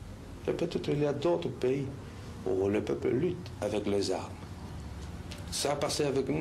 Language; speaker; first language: French; non-native, learner; Spanish